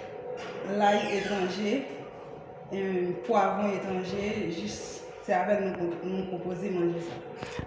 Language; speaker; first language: French; non-native, learner; Haitian Creole